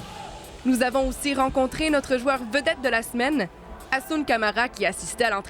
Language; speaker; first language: French; native; French